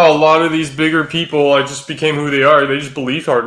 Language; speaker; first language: English; native; English